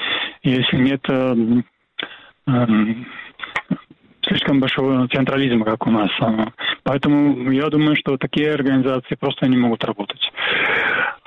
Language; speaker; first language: Russian; non-native, local second language; Georgian